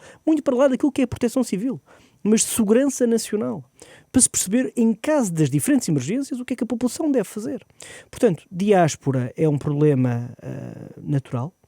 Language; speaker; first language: Portuguese; native; Portuguese